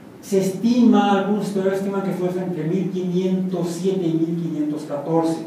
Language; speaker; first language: Spanish; native; Spanish